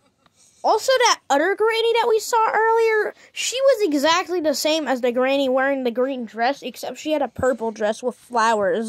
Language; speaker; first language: English; native; English